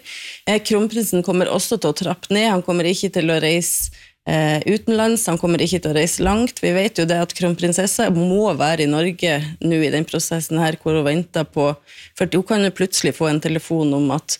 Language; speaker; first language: Norwegian; native; Norwegian